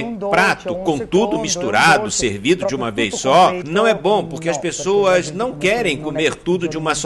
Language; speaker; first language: Portuguese; non-native, fluent; Italian